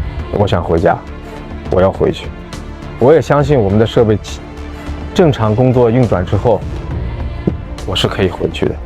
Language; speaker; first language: Chinese; native; Chinese